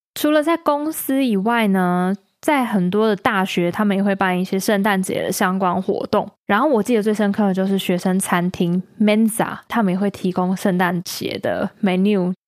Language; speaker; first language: Chinese; native; Chinese